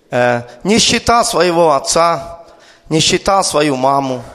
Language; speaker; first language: Czech; non-native, learner; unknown